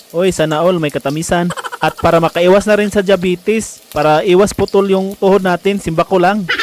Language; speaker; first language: Filipino; non-native, local second language; Cebuano